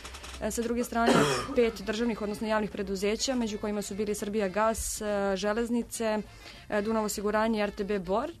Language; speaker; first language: Serbian; native; Serbian